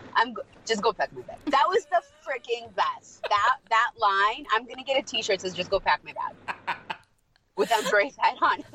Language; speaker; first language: English; non-native, fluent; Russian